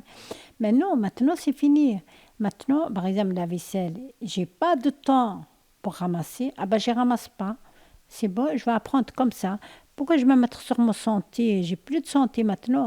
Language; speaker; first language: French; non-native, learner; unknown